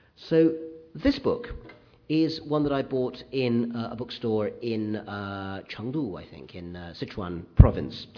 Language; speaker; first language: English; native; English